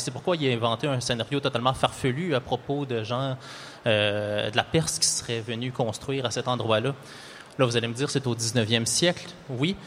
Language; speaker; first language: French; native; French